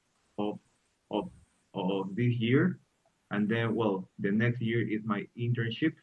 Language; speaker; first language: English; non-native, learner; Spanish